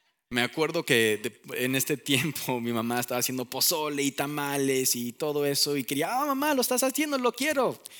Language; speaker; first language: Spanish; early bilingual, heritage; Spanish